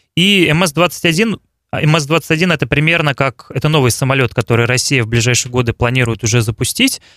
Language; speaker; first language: Russian; native; Russian